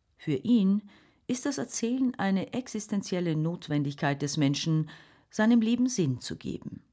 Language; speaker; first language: German; native; German